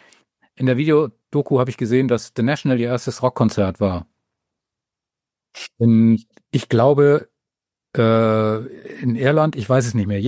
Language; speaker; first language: German; native; German